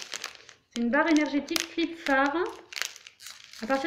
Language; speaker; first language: French; native; French